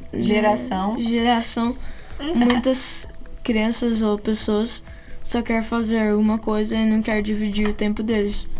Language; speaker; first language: Portuguese; early bilingual, heritage; Portuguese